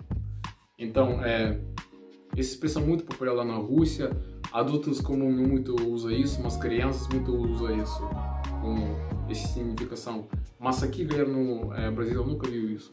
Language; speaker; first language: Portuguese; non-native, learner; Russian